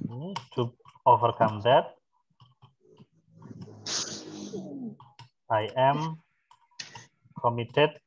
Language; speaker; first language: English; non-native, fluent; Indonesian